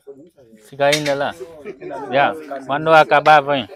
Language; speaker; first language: Portuguese; non-native, learner; Vietnamese